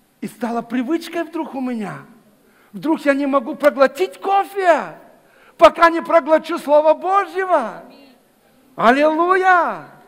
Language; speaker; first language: Russian; native; Russian